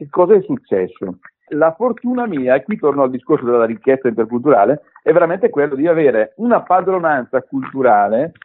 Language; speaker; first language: Italian; early bilingual, other home language; Arabic